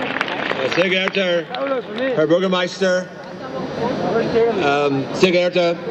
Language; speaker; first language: German; non-native, fluent; English